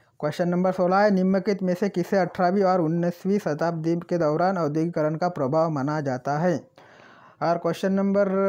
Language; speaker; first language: Hindi; non-native, local second language; Marathi